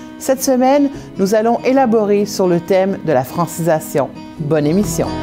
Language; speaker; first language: French; native; French